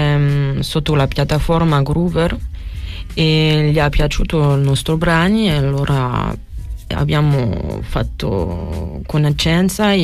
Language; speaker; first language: Italian; non-native, learner; French